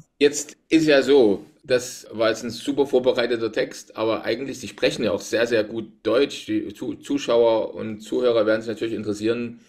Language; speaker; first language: German; native; German